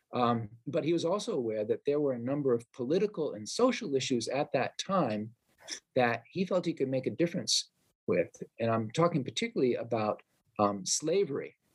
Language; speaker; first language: English; native; English